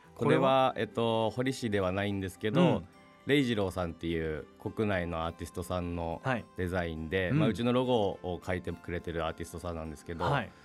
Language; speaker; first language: Japanese; native; Japanese